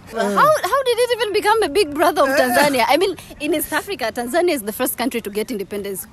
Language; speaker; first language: English; non-native, local second language; Swahili